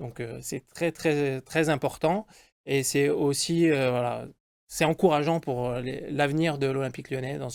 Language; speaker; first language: French; native; French